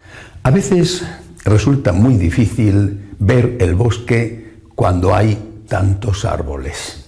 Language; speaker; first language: Spanish; native; Spanish